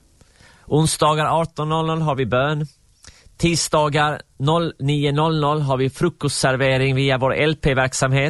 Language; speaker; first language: Swedish; native; Swedish